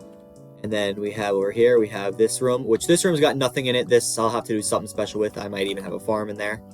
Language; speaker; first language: English; native; English